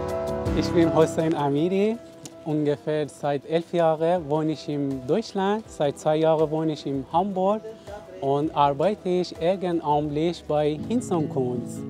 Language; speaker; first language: German; non-native, learner; Persian